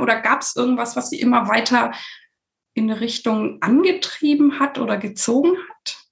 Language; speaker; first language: German; native; German